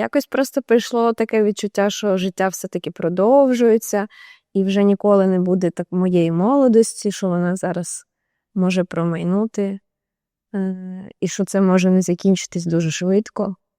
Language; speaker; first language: Ukrainian; native; Ukrainian